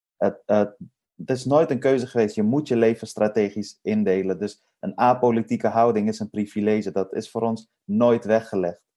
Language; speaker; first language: Dutch; early bilingual, other home language; Persian